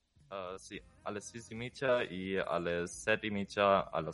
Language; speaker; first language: Catalan; non-native, learner; German